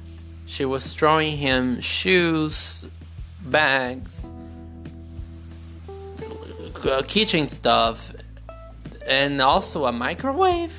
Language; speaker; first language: English; non-native, fluent; Portuguese